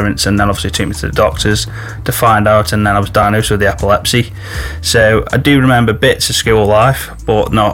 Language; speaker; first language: English; native; English